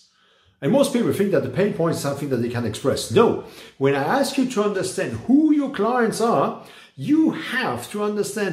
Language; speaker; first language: English; non-native, fluent; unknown